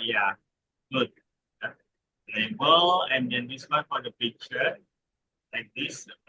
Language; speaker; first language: English; non-native, learner; Indonesian